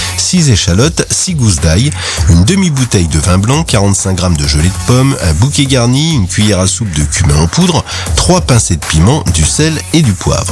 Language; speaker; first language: French; native; French